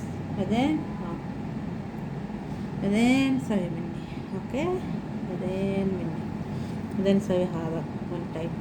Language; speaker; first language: Arabic; non-native, learner; Telugu